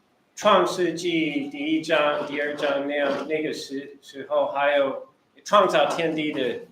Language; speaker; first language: Chinese; early bilingual, heritage; Chinese